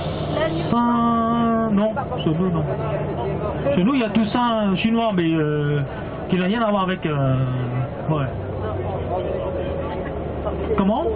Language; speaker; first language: French; non-native, fluent; Cantonese